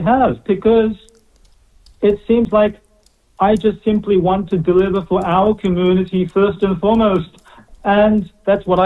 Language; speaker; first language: English; native; English